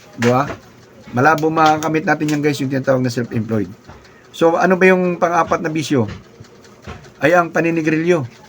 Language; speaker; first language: Filipino; non-native, local second language; Cebuano